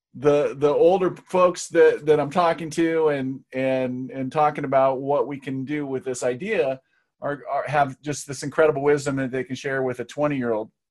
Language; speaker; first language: English; native; English